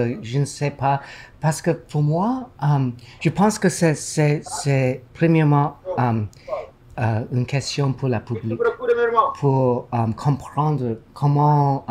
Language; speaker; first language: French; non-native, learner; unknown